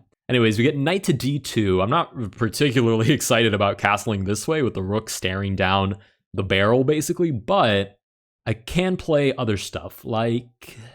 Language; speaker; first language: English; native; English